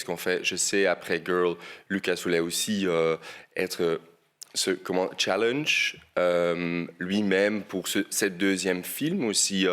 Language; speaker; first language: French; non-native, local second language; Dutch